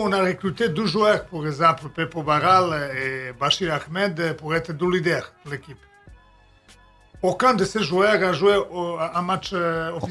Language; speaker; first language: French; non-native, fluent; Serbian